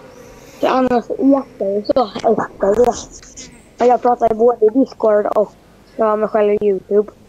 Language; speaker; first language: Swedish; native; Swedish